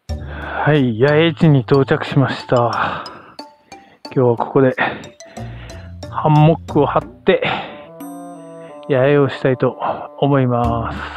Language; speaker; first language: Japanese; native; Japanese